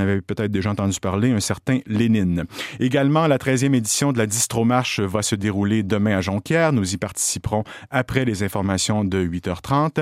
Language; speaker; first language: French; native; French